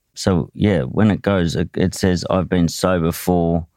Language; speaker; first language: English; native; English